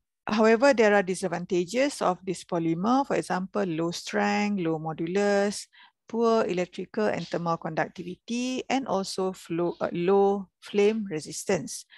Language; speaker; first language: English; non-native, local second language; Malay